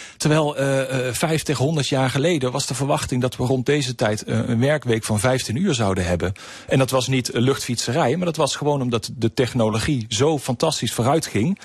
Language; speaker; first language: Dutch; native; Dutch